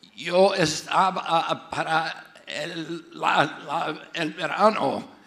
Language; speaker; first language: Spanish; non-native, learner; English